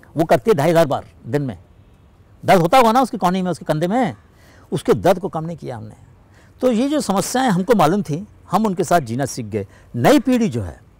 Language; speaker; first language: Hindi; native; Hindi